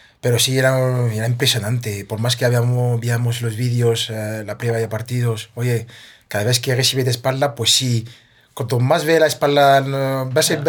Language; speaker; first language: Spanish; non-native, fluent; French